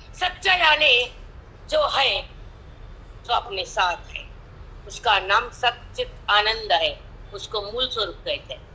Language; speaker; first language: Hindi; non-native, local second language; Marathi